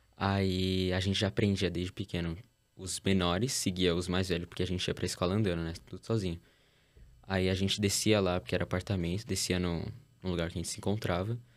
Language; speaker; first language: Portuguese; early bilingual, heritage; Portuguese